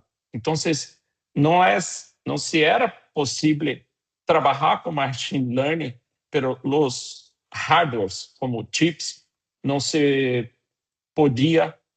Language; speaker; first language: Portuguese; non-native, fluent; Spanish